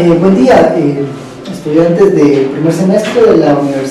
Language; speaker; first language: Spanish; native; Spanish